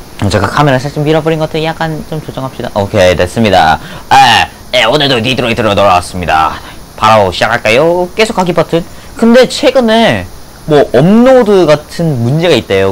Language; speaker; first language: Korean; native; Korean